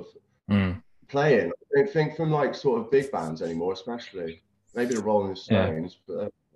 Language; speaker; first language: English; native; English